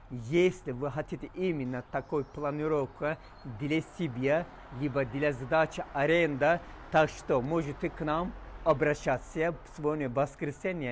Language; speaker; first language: Russian; non-native, learner; Turkish